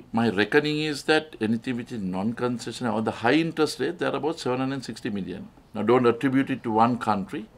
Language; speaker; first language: English; non-native, local second language; Sinhala